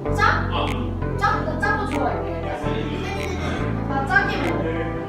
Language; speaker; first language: Korean; early bilingual, heritage; Korean